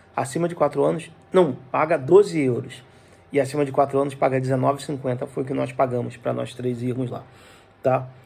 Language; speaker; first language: Portuguese; native; Portuguese